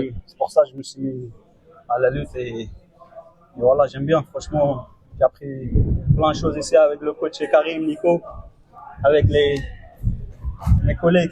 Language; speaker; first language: French; non-native, fluent; Persian